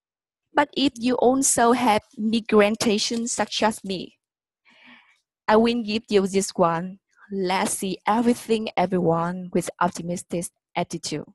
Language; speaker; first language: English; non-native, learner; Vietnamese